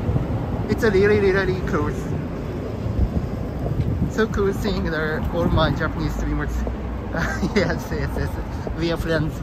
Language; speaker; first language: English; non-native, learner; Japanese